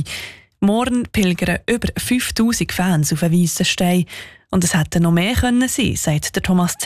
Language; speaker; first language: German; native; German